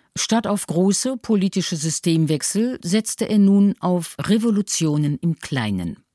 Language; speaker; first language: German; native; German